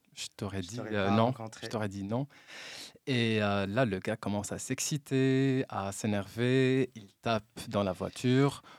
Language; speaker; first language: French; non-native, local second language; Arabic